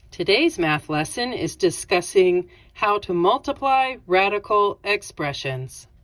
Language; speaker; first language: English; native; English